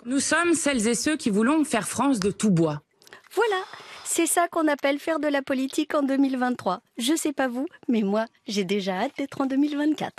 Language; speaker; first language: French; native; French